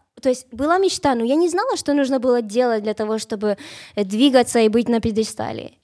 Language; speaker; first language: Russian; non-native, fluent; Spanish